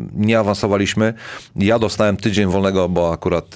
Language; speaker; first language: Polish; native; Polish